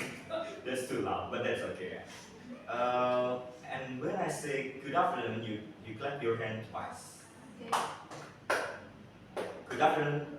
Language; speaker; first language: English; non-native, learner; Indonesian